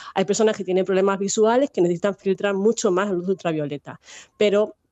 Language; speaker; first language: Spanish; native; Spanish